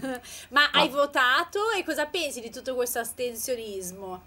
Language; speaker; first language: Italian; native; Italian